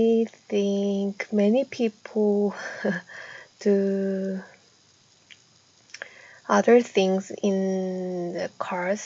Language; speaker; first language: English; non-native, fluent; Korean